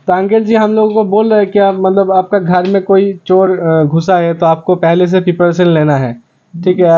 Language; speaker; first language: Hindi; non-native, local second language; Bangla